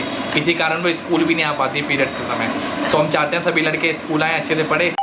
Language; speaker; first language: Hindi; native; Hindi